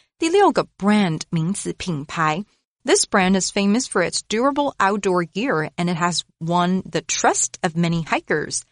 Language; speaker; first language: English; non-native, fluent; Chinese